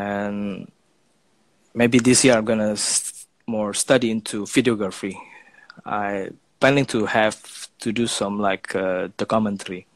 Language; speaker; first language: English; non-native, fluent; Indonesian